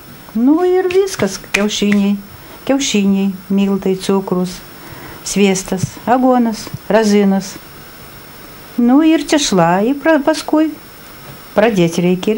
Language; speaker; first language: Lithuanian; non-native, local second language; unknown